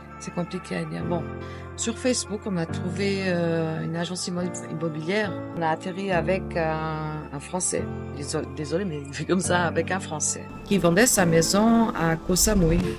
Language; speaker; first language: French; non-native, fluent; Portuguese